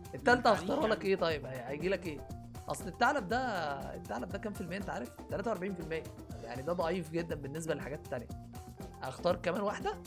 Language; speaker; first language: Arabic; native; Arabic